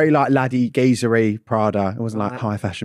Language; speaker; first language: English; native; English